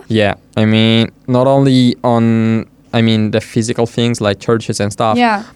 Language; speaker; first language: English; non-native, fluent; Italian